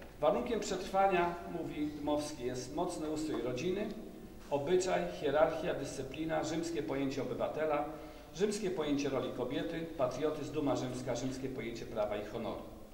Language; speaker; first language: Polish; native; Polish